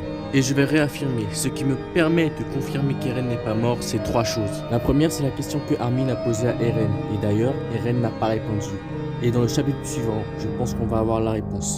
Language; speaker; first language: French; native; French